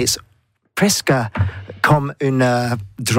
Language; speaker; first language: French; non-native, learner; English